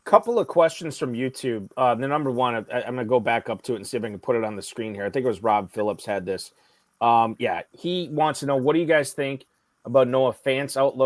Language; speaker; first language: English; native; English